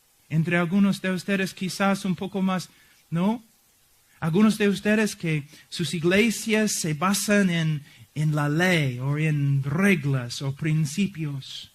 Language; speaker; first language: Spanish; non-native, fluent; English